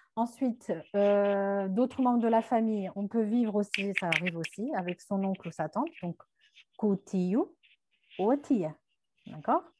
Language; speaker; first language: French; native; French